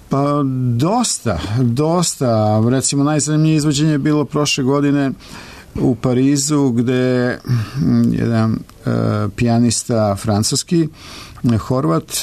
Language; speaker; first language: Serbian; native; Serbian